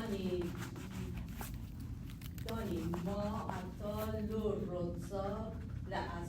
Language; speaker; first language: Hebrew; non-native, learner; English